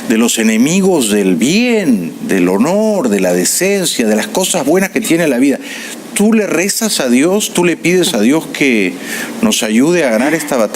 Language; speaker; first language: Spanish; native; Spanish